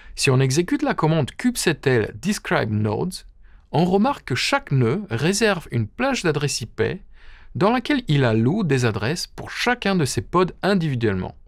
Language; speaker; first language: French; native; French